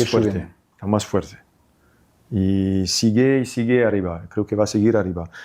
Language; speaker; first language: Spanish; non-native, fluent; French